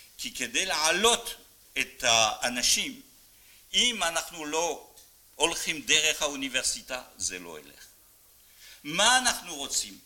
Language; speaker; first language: Hebrew; non-native, fluent; French